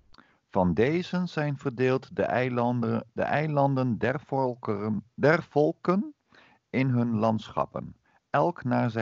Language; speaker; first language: Dutch; native; Dutch